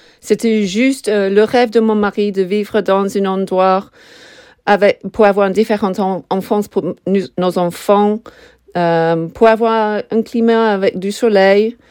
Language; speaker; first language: French; non-native, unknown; English